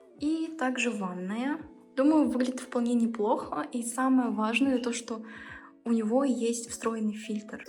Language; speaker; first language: Russian; early bilingual, heritage; Russian